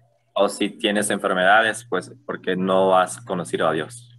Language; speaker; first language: Spanish; non-native, fluent; Korean